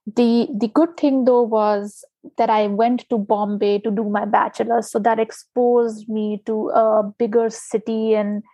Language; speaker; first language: English; non-native, local second language; Hindi